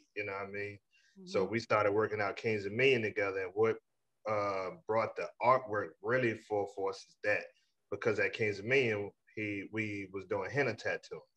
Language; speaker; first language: English; native; English